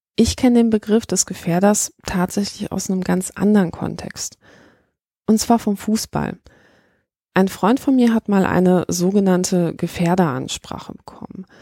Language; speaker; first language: German; early bilingual, other home language; Polish